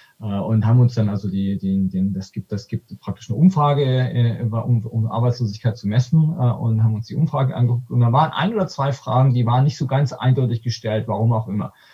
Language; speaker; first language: German; native; German